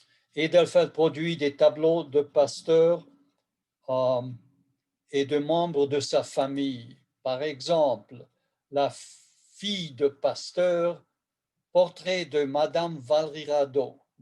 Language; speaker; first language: French; non-native, fluent; Hungarian